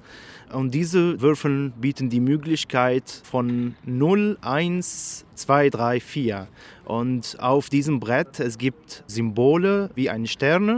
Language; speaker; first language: German; non-native, learner; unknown